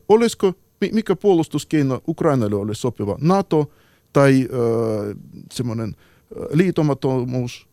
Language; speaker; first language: Finnish; non-native, fluent; Ukrainian